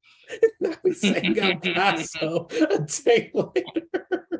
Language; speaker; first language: English; native; English